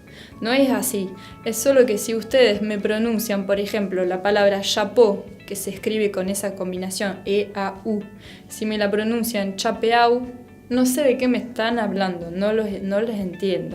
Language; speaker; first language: Spanish; non-native, fluent; French